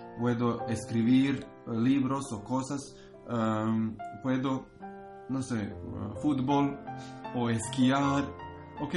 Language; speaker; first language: Spanish; non-native, learner; Croatian